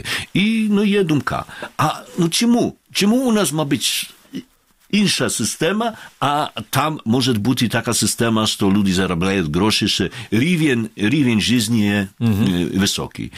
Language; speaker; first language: Ukrainian; non-native, fluent; Polish